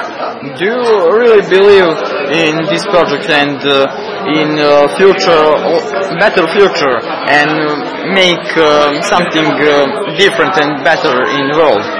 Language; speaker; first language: English; non-native, learner; Serbian